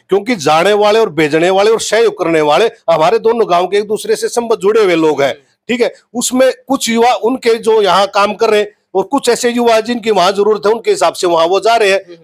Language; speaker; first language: Hindi; native; Hindi